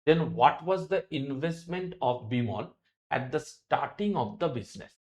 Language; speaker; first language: English; non-native, local second language; Bangla